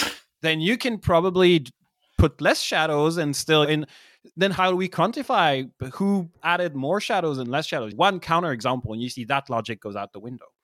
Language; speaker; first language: English; non-native, fluent; French